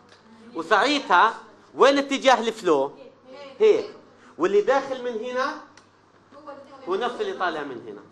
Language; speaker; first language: Arabic; native; Arabic